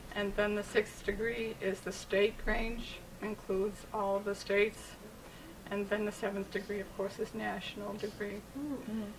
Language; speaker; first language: English; native; English